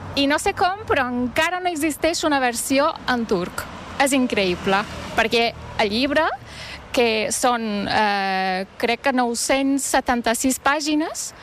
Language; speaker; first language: Catalan; non-native, fluent; Turkish